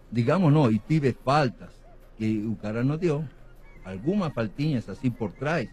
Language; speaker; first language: Portuguese; non-native, fluent; Spanish